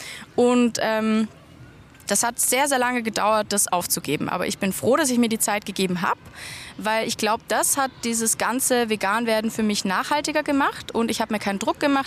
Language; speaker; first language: German; native; German